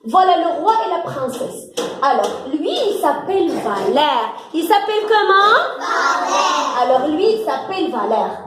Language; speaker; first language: French; non-native, local second language; Arabic